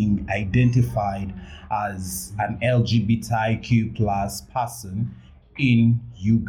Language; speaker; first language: English; non-native, local second language; Ganda